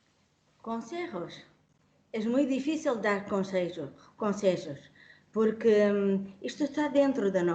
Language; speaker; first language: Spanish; non-native, learner; Portuguese